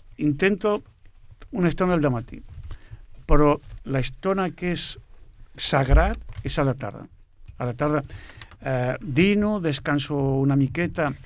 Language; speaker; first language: Catalan; non-native, fluent; Portuguese